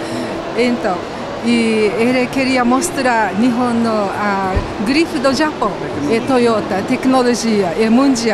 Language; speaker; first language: Portuguese; non-native, learner; Japanese